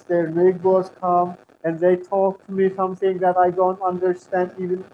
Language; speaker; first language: English; non-native, fluent; Turkmen